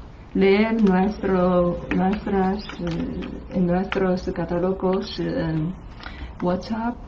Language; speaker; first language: Spanish; non-native, learner; Chinese